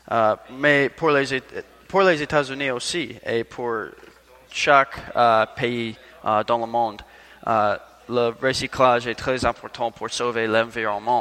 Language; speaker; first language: French; non-native, learner; English